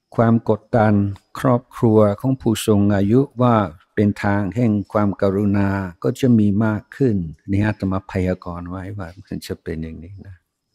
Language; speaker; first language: Thai; non-native, fluent; English